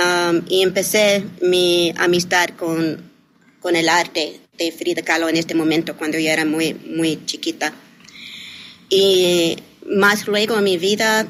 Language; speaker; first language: Spanish; early bilingual, heritage; English